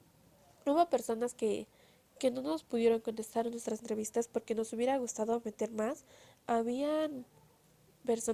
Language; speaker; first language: Spanish; native; Spanish